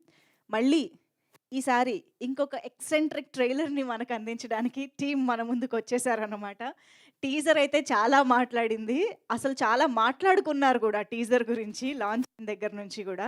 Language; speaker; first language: Telugu; native; Telugu